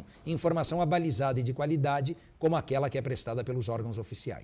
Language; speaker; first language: Portuguese; native; Portuguese